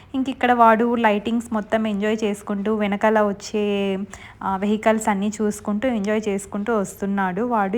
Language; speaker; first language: Telugu; non-native, local second language; Lambadi